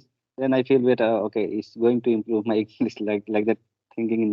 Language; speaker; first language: English; non-native, learner; Hindi